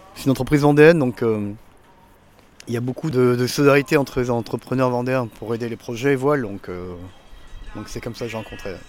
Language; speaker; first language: French; native; French